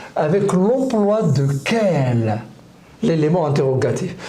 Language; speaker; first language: French; non-native, local second language; Arabic